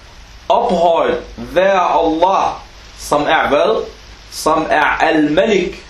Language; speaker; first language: Danish; non-native, fluent; Arabic